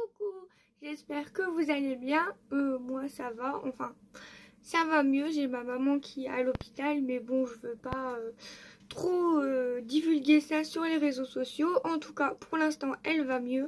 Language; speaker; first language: French; native; French